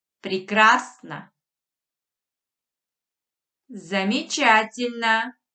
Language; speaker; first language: Russian; non-native, fluent; Korean